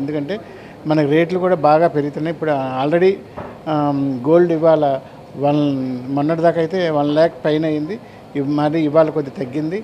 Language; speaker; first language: Telugu; native; Telugu